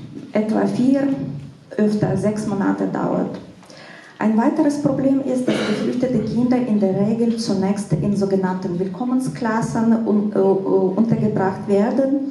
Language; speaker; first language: German; non-native, fluent; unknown